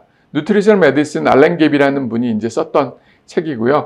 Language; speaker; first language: Korean; native; Korean